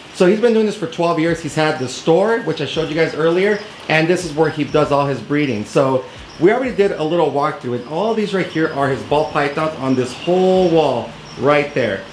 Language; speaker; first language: English; early bilingual, other home language; Spanish